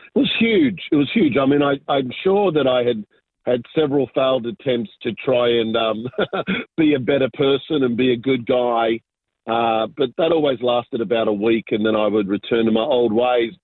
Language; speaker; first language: English; native; English